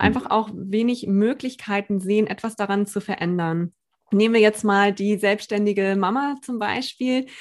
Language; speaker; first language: German; native; German